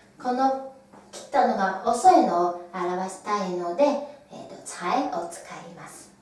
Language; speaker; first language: Japanese; non-native, fluent; Chinese